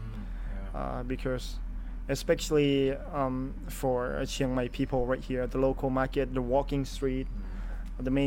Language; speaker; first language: English; non-native, fluent; Thai